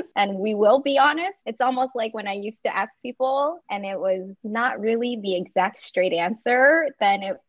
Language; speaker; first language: English; non-native, fluent; Chinese